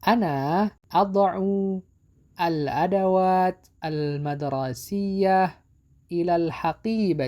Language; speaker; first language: Arabic; non-native, fluent; Indonesian